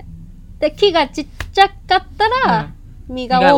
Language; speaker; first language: Japanese; non-native, fluent; Cantonese